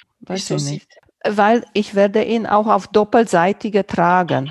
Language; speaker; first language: German; non-native, fluent; Romanian